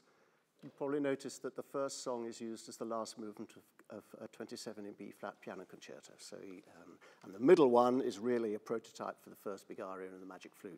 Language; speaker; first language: English; native; English